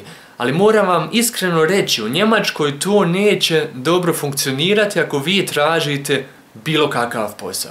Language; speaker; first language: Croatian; early bilingual, heritage; Croatian